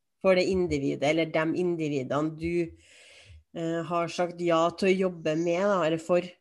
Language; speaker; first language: Norwegian; native; Norwegian